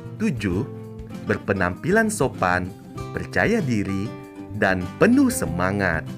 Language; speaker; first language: Indonesian; native; Indonesian